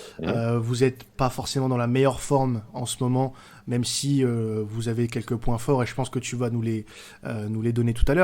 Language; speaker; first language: French; native; French